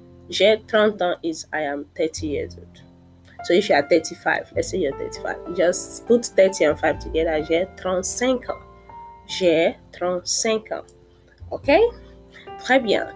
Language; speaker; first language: English; non-native, local second language; Yoruba